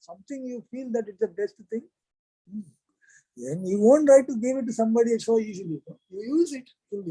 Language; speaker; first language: English; non-native, local second language; Hindi